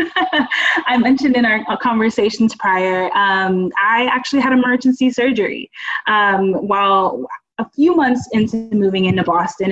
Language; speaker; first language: English; native; English